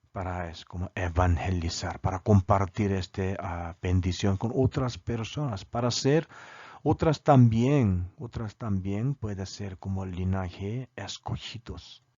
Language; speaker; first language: Spanish; non-native, learner; Korean